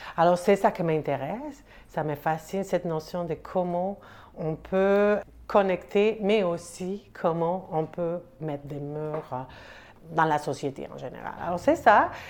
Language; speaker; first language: French; non-native, fluent; Spanish